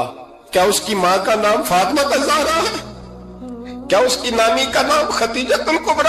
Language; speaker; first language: Urdu; native; Urdu